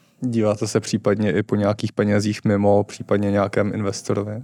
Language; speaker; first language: Czech; native; Czech